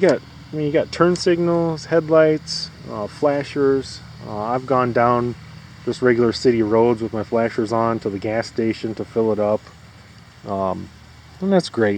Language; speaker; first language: English; native; English